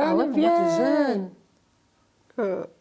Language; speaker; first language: French; native; French